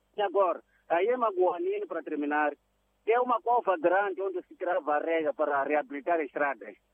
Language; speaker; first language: Portuguese; non-native, local second language; Tsonga